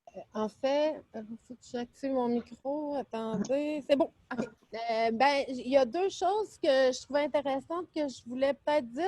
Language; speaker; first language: French; native; French